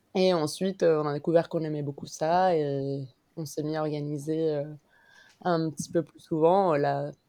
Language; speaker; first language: French; non-native, fluent; Spanish